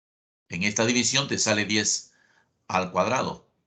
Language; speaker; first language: Spanish; native; Spanish